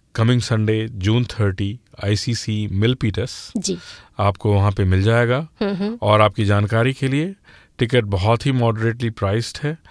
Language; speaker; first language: Hindi; native; Hindi